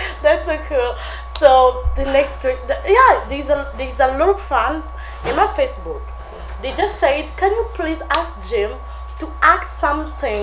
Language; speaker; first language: English; non-native, learner; French